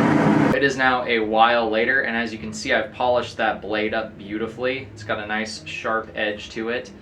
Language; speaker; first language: English; native; English